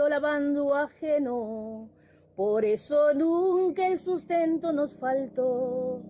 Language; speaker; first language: Spanish; native; Spanish